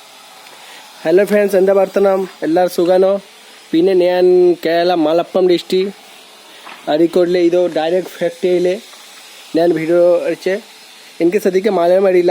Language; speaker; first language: Malayalam; non-native, learner; Hindi